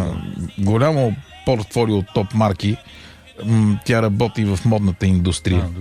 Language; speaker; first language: Bulgarian; native; Bulgarian